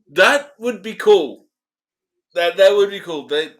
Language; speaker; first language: English; native; English